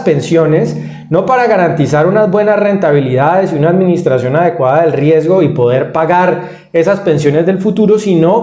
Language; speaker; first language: Spanish; native; Spanish